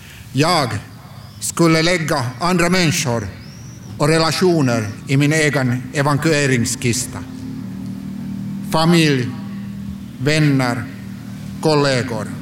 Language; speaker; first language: Swedish; non-native, local second language; Finnish